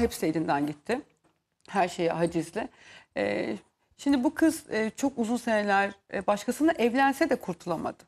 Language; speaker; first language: Turkish; native; Turkish